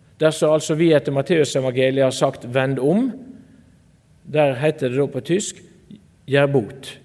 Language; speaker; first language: Norwegian; native; Norwegian